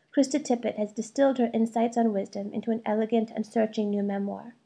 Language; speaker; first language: English; early bilingual, other home language; Malayalam